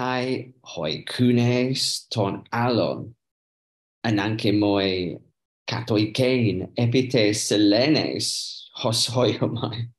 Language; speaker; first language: Greek; non-native, learner; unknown